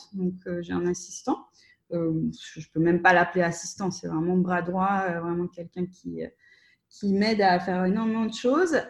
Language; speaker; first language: French; non-native, fluent; Russian